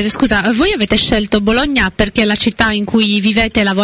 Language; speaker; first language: Italian; native; Italian